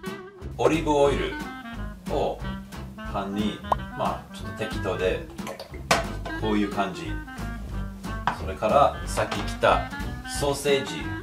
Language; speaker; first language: Japanese; non-native, fluent; English